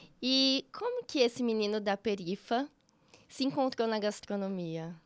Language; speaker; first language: Portuguese; native; Portuguese